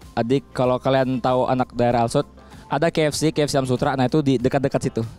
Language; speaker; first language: Indonesian; native; Indonesian